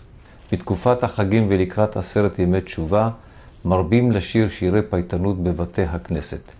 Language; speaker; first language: Hebrew; native; Hebrew